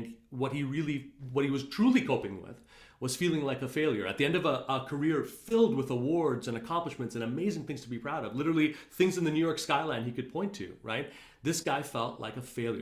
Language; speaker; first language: English; native; English